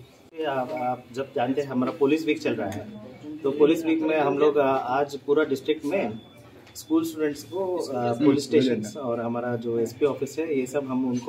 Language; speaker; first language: Hindi; non-native, local second language; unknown